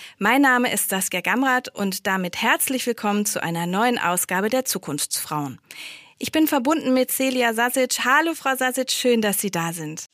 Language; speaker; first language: German; native; German